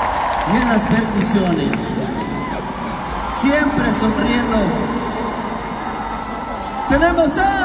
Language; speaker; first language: Spanish; native; Spanish